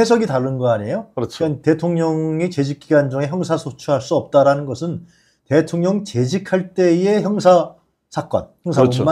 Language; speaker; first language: Korean; native; Korean